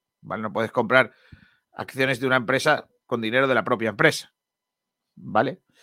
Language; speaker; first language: Spanish; native; Spanish